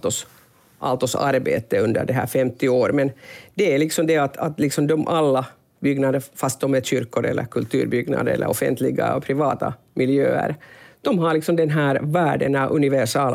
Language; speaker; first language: Swedish; non-native, local second language; Finnish